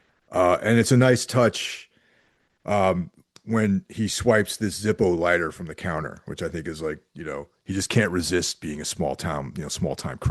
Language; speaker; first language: English; native; English